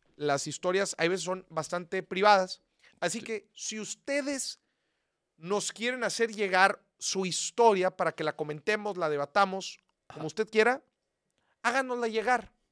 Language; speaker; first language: Spanish; native; Spanish